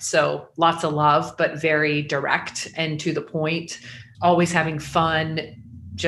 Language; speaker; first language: English; native; English